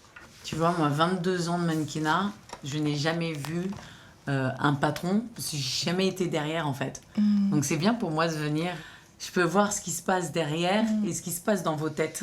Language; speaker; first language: French; native; French